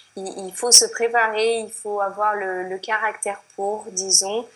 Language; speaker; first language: French; native; French